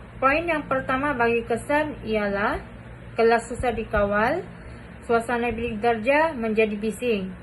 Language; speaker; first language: Malay; native; Malay